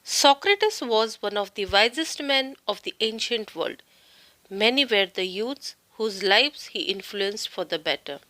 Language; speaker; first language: English; non-native, local second language; Marathi